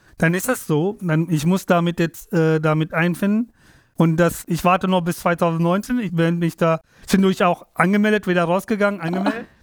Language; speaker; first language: German; non-native, fluent; Tamil